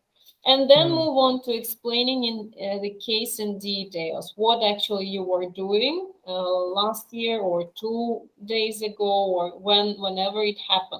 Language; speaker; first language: English; non-native, fluent; Russian